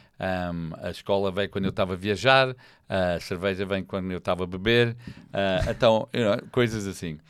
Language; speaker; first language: Portuguese; non-native, fluent; English